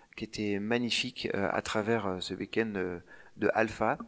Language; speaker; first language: French; native; French